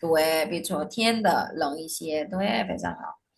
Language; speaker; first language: Chinese; non-native, fluent; Indonesian